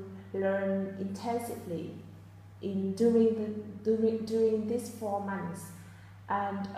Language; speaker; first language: English; non-native, fluent; Vietnamese